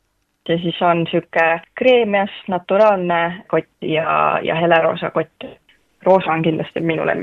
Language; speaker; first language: Estonian; native; Estonian